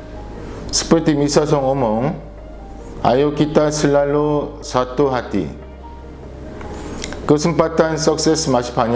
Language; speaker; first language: Indonesian; non-native, learner; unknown